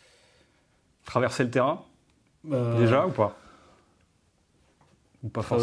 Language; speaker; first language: French; native; French